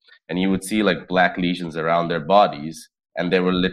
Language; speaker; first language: English; non-native, local second language; Bangla